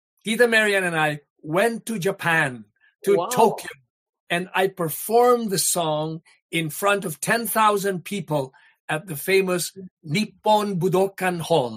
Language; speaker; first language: English; non-native, local second language; Hiligaynon